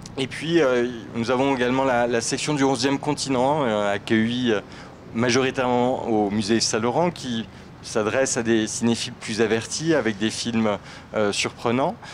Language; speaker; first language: French; native; French